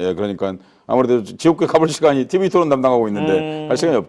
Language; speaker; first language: Korean; native; Korean